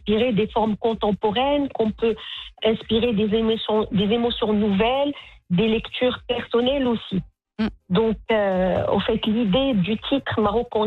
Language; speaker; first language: French; non-native, local second language; Arabic